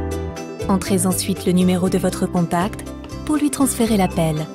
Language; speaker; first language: French; native; French